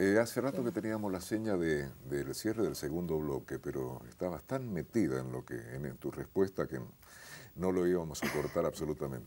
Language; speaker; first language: Spanish; native; Spanish